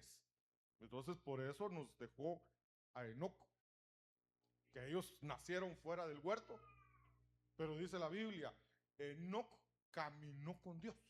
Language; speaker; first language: Spanish; native; Spanish